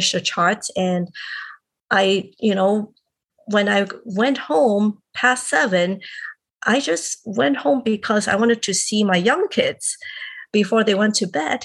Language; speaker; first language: English; non-native, local second language; Cantonese